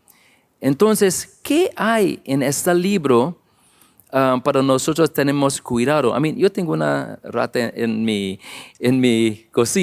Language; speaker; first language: Spanish; non-native, learner; English